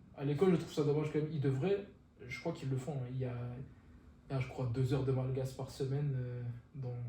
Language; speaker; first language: French; non-native, local second language; Malagasy